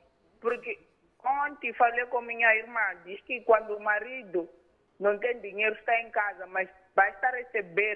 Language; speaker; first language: Portuguese; non-native, local second language; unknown